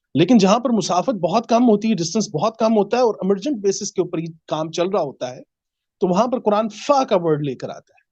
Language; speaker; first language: Urdu; native; Urdu